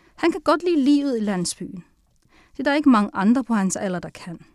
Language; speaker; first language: Danish; early bilingual, other home language; Chinese